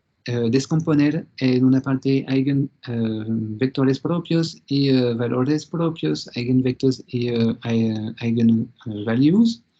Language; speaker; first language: Spanish; non-native, fluent; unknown